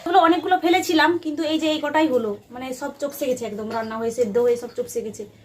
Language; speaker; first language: Bangla; native; Bangla